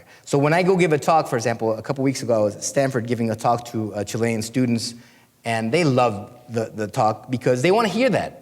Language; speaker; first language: English; non-native, fluent; Spanish